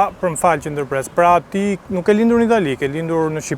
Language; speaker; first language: Albanian; native; Albanian